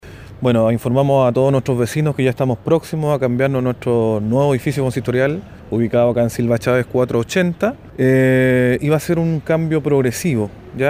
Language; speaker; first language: Spanish; native; Spanish